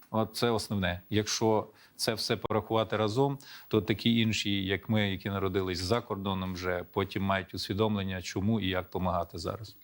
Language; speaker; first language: Ukrainian; early bilingual, heritage; Ukrainian